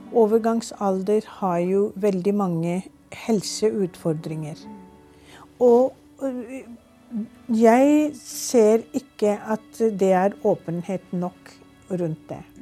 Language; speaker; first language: Norwegian; non-native, fluent; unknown